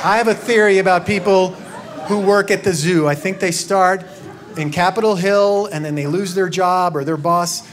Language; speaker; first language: English; native; English